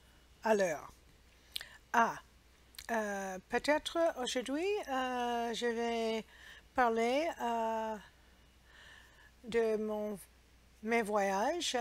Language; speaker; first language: French; non-native, learner; English